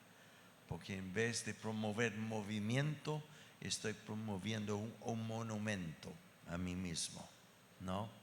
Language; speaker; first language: Spanish; non-native, fluent; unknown